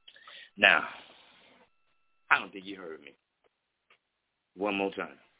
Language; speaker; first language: English; native; English